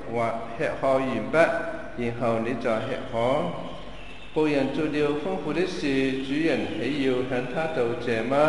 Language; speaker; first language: Chinese; non-native, fluent; Cantonese